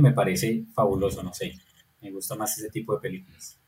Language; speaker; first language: Spanish; native; Spanish